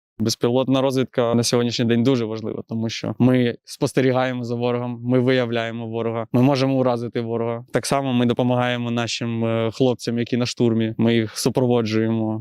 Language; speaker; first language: Ukrainian; native; Ukrainian